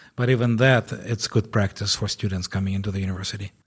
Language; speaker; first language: English; non-native, fluent; Ukrainian